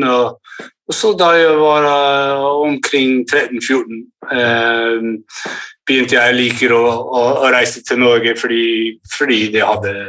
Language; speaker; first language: Norwegian; early bilingual, heritage; English